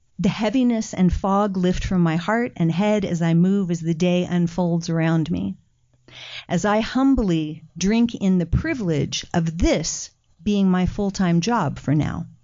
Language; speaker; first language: English; native; English